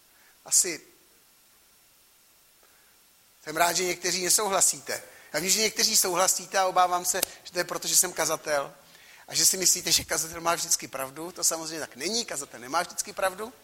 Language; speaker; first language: Czech; native; Czech